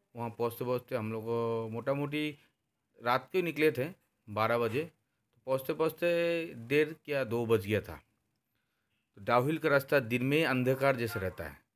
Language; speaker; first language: Hindi; non-native, local second language; Bangla